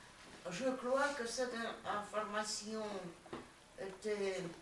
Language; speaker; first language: French; non-native, fluent; Russian